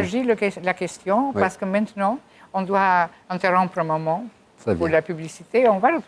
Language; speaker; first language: French; non-native, fluent; Albanian